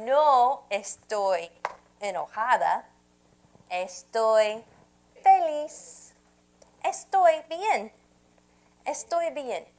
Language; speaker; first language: Spanish; non-native, fluent; English